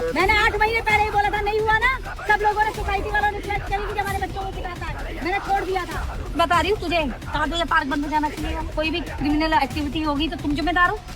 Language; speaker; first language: Hindi; native; Hindi